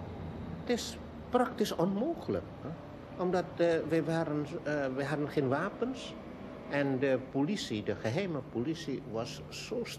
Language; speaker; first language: Dutch; non-native, local second language; Indonesian